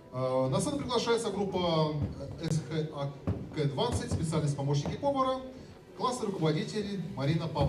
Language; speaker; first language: Russian; native; Russian